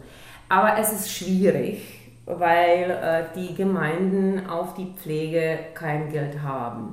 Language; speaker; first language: German; non-native, local second language; Czech